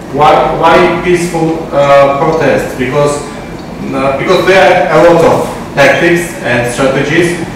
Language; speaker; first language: English; non-native, fluent; Georgian